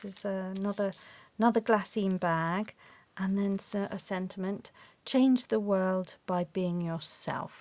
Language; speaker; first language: English; native; English